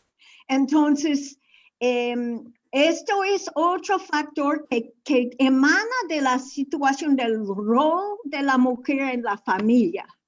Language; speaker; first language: Spanish; non-native, fluent; English